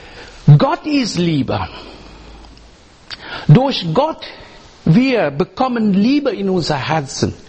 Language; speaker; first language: German; non-native, learner; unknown